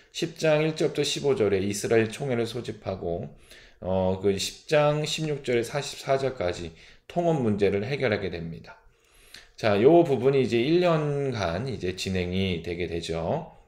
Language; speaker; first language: Korean; native; Korean